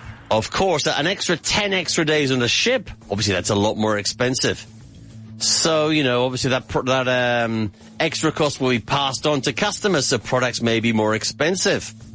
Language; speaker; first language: English; native; English